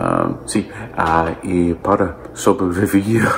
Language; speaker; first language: Spanish; non-native, learner; English